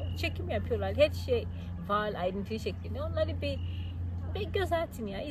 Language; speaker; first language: Turkish; non-native, fluent; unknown